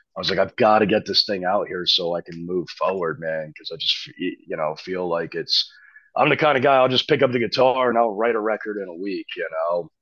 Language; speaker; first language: English; native; English